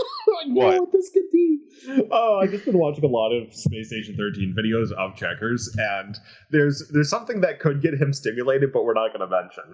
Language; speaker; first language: English; native; English